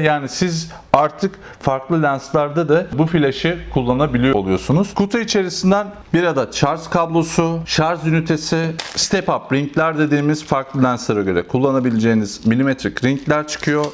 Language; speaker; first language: Turkish; native; Turkish